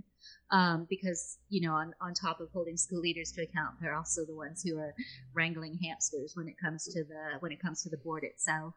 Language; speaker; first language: English; native; English